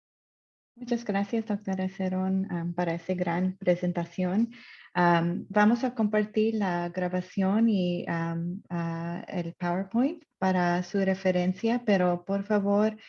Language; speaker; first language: Spanish; non-native, fluent; English